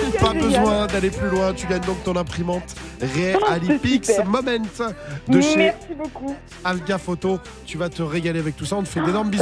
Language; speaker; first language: French; native; French